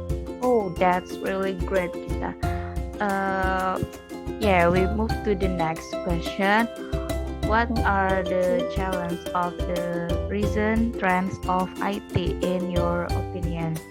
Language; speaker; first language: English; non-native, learner; Indonesian